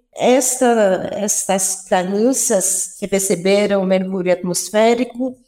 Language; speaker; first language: Portuguese; non-native, fluent; French